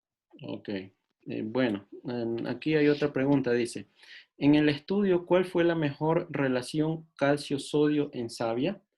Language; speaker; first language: Spanish; native; Spanish